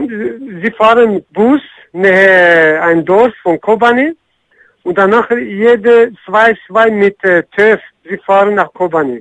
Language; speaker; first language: German; non-native, learner; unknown